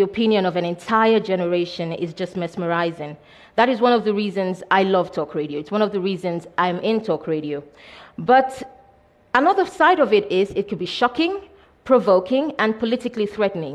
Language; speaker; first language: English; non-native, local second language; Igbo